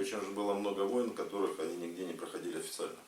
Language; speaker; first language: Russian; native; Russian